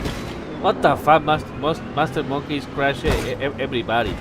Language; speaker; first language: English; non-native, learner; Spanish